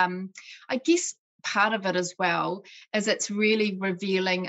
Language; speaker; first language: English; native; English